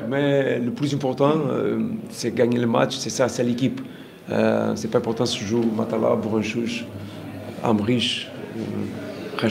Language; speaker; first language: French; non-native, learner; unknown